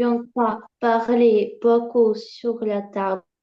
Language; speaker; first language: French; non-native, learner; Ukrainian